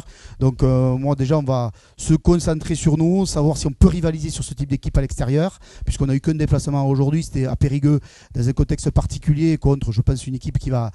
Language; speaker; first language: French; native; French